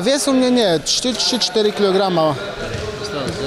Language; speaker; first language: Russian; non-native, learner; Polish